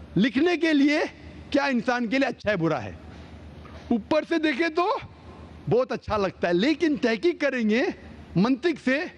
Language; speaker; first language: Hindi; non-native, local second language; Konkani